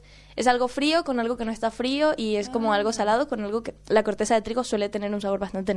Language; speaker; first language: Spanish; native; Spanish